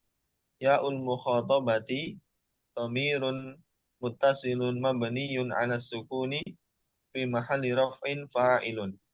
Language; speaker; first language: Arabic; non-native, learner; Indonesian